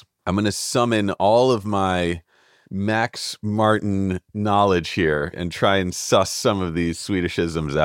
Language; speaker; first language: English; native; English